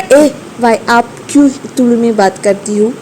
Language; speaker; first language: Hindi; non-native, local second language; Tulu